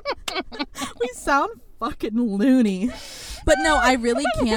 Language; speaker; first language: English; early bilingual, other home language; Spanish